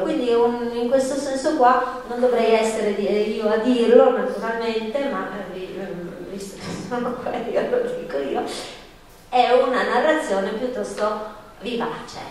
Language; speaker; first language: Italian; non-native, fluent; Spanish